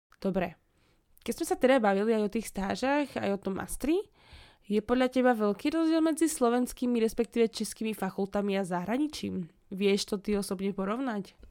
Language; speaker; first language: Slovak; native; Slovak